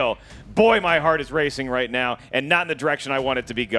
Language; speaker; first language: English; native; English